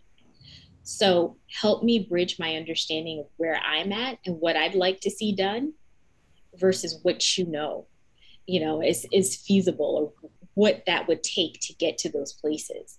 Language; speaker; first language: English; native; English